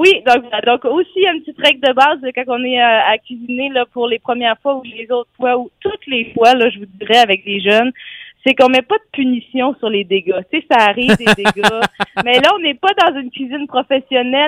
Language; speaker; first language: French; native; French